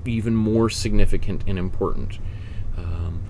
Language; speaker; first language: English; native; English